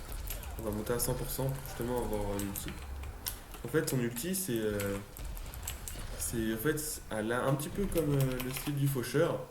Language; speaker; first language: French; native; French